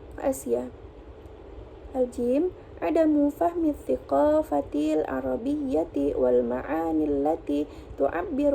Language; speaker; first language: Arabic; non-native, learner; Indonesian